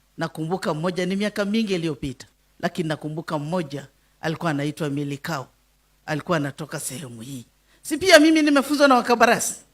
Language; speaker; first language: Swahili; non-native, local second language; Luyia